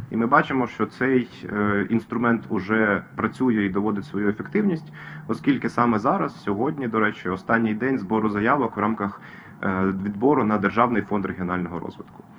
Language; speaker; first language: Ukrainian; native; Ukrainian